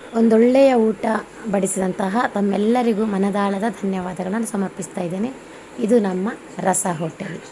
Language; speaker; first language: Kannada; non-native, local second language; Tulu